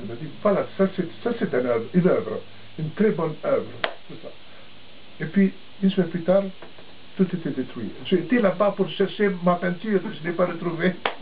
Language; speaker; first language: French; non-native, local second language; Arabic